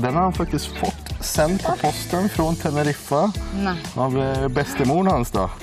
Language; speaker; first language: Norwegian; native; Norwegian